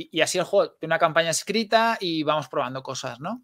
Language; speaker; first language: Spanish; native; Spanish